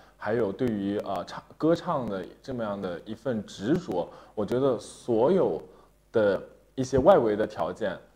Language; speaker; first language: Chinese; native; Chinese